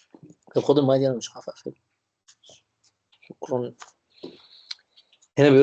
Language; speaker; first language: Arabic; native; Arabic